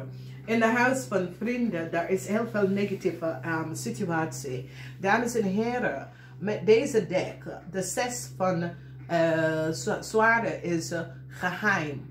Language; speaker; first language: Dutch; non-native, learner; English